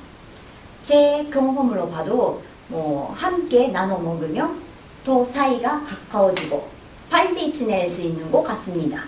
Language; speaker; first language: Korean; non-native, fluent; Japanese